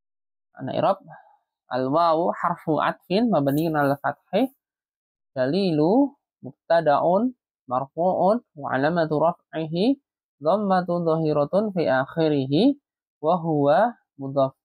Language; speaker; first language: Arabic; non-native, fluent; Indonesian